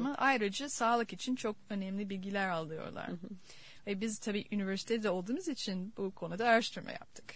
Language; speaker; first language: Turkish; non-native, fluent; English